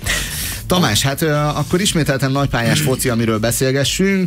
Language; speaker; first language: Hungarian; native; Hungarian